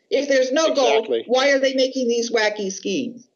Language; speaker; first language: English; native; English